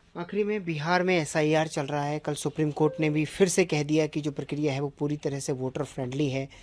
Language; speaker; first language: Hindi; native; Hindi